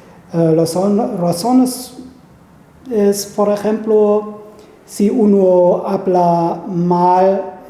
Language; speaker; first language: Spanish; non-native, fluent; German